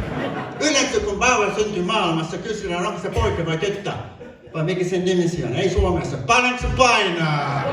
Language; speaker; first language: Finnish; non-native, fluent; English